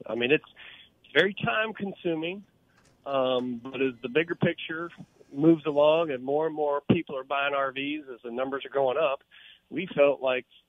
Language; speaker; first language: English; native; English